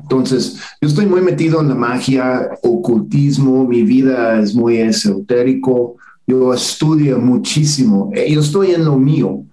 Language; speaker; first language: Spanish; non-native, fluent; English